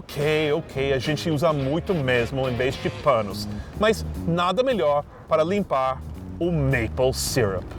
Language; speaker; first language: Portuguese; non-native, fluent; English